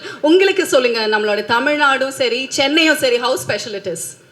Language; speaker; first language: Tamil; native; Tamil